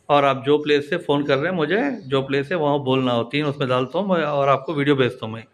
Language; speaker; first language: Hindi; non-native, local second language; Telugu